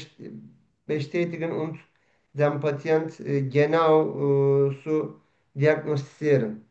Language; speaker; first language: German; non-native, learner; Turkish